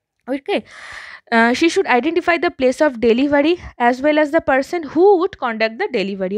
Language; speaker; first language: English; non-native, local second language; Bangla